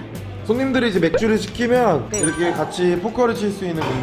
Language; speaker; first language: Korean; native; Korean